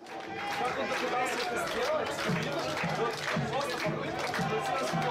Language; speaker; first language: Russian; native; Russian